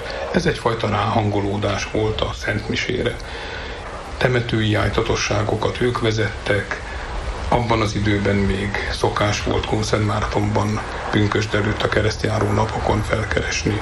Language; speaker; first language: Hungarian; native; Hungarian